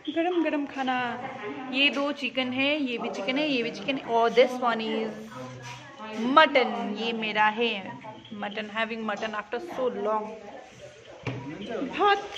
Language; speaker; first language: Hindi; non-native, local second language; Nepali